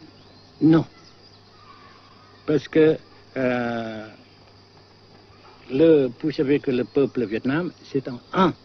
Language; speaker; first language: French; non-native, local second language; Vietnamese